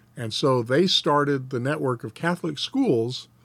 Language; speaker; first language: English; native; English